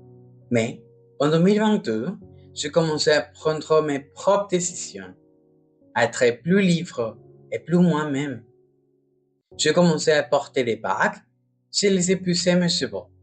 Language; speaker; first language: French; non-native, learner; Spanish